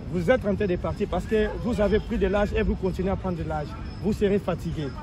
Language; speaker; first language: French; non-native, local second language; Lingala